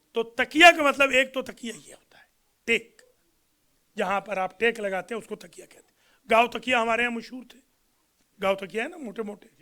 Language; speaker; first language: Urdu; native; Urdu